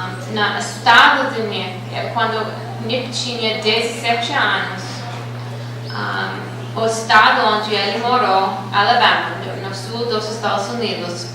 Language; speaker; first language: Portuguese; non-native, fluent; English